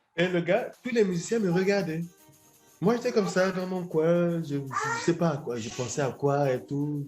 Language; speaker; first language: French; non-native, local second language; Lingala